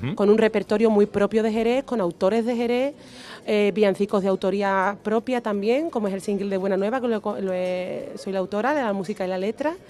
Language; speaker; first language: Spanish; native; Spanish